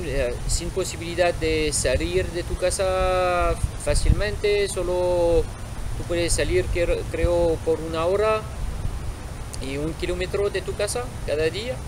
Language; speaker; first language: Spanish; non-native, fluent; French